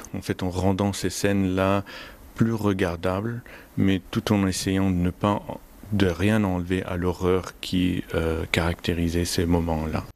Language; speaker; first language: French; non-native, fluent; Arabic